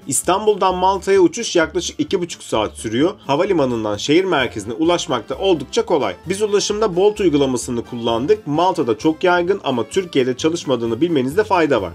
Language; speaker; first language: Turkish; native; Turkish